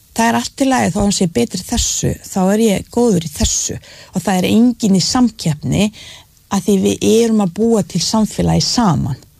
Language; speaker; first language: Icelandic; non-native, fluent; Bosnian